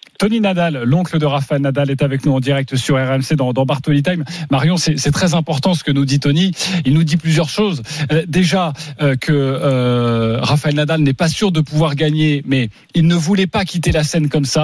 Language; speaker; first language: French; native; French